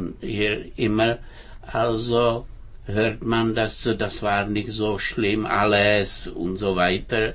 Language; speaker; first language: German; non-native, fluent; Czech